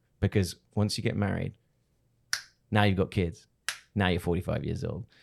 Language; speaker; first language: English; native; English